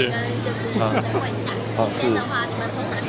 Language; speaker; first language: Chinese; native; Chinese